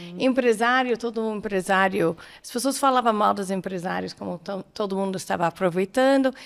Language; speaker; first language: Portuguese; non-native, fluent; English